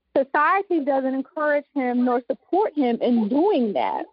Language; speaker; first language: English; native; English